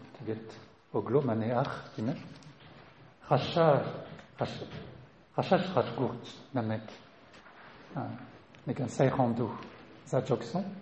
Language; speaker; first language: Mongolian; non-native, learner; French